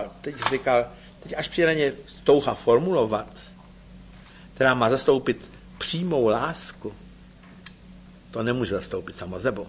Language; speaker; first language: Czech; native; Czech